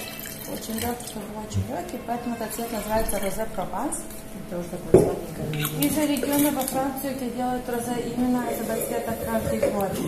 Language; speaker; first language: Russian; non-native, local second language; Romanian